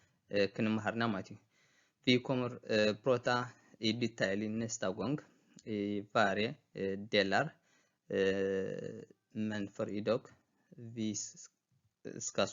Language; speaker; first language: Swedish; non-native, fluent; Tigrinya